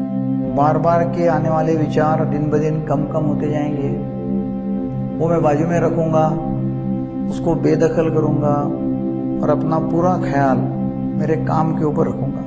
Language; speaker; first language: Hindi; non-native, local second language; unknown